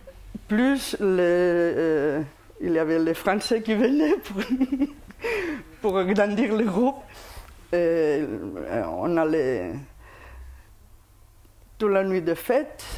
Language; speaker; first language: French; non-native, fluent; Spanish